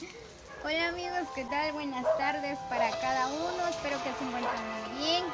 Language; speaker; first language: Spanish; native; Spanish